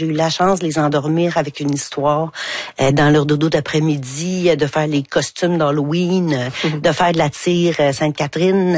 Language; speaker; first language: French; native; French